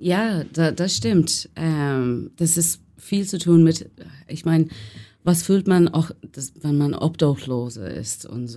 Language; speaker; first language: German; non-native, fluent; English